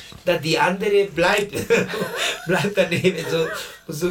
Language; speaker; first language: German; non-native, learner; Spanish